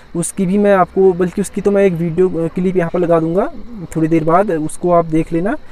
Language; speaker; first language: Hindi; native; Hindi